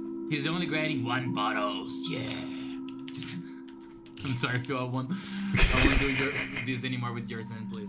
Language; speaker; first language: English; non-native, fluent; Portuguese